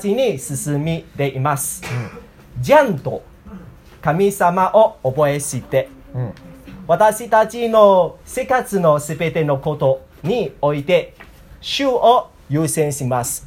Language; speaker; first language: Japanese; non-native, learner; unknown